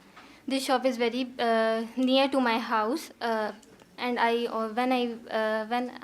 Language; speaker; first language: English; non-native, learner; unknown